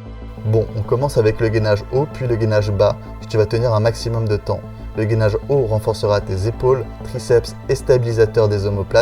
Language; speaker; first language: French; native; French